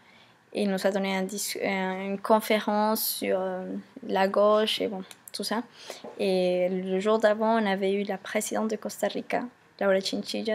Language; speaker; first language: French; non-native, fluent; Spanish